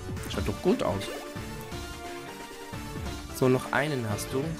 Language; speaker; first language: German; native; German